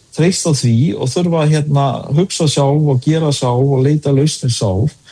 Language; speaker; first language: Icelandic; early bilingual, other home language; Danish